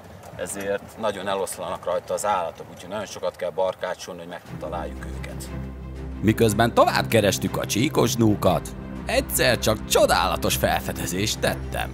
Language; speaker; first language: Hungarian; native; Hungarian